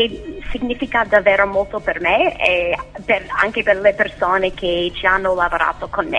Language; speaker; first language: Italian; non-native, learner; English